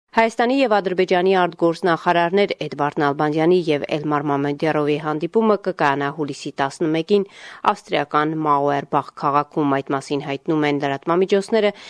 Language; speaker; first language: Armenian; native; Armenian